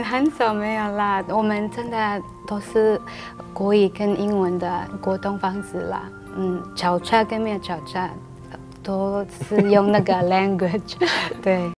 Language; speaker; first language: Chinese; non-native, learner; Filipino